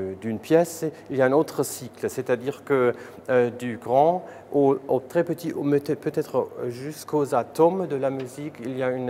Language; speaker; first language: French; non-native, fluent; German